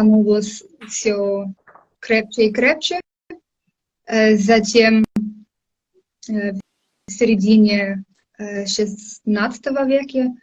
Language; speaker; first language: Russian; non-native, fluent; English